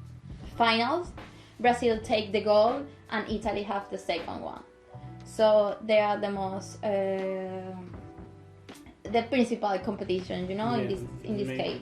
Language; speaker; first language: English; non-native, local second language; Spanish